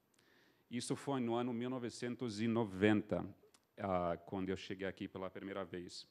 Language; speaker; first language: Portuguese; non-native, fluent; English